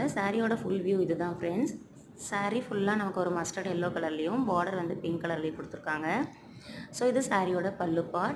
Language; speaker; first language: Tamil; native; Tamil